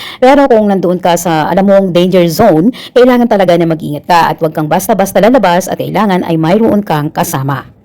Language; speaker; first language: Filipino; native; Filipino